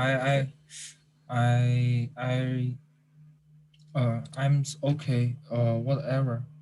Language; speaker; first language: English; non-native, learner; Chinese